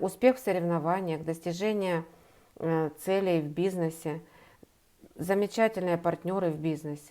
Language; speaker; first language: Russian; native; Russian